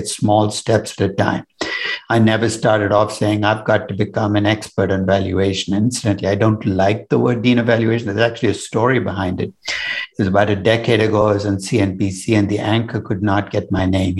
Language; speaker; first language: English; non-native, local second language; Tamil